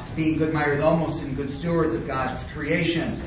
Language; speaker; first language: English; native; English